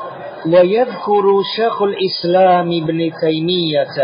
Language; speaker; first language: Arabic; non-native, fluent; Indonesian